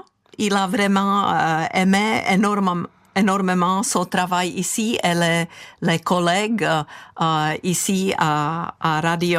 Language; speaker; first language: French; non-native, fluent; Czech